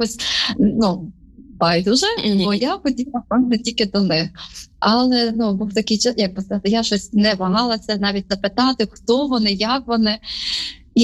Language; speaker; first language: Ukrainian; native; Ukrainian